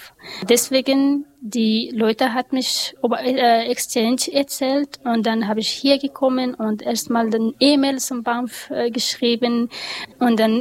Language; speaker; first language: German; non-native, learner; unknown